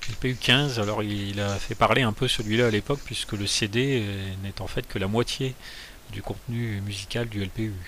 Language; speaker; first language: French; native; French